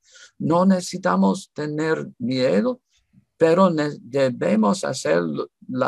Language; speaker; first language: Spanish; non-native, fluent; English